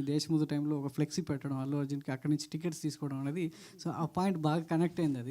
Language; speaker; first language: Telugu; native; Telugu